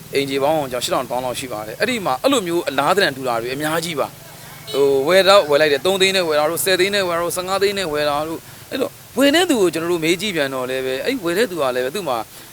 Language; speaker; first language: Burmese; native; Burmese